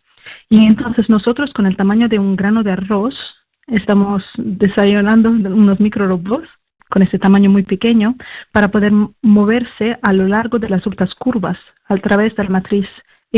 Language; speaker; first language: Spanish; non-native, fluent; French